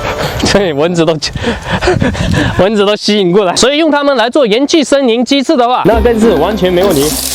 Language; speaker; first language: Chinese; native; Chinese